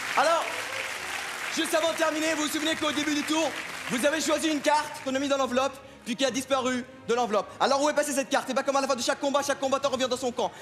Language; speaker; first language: French; non-native, fluent; Arabic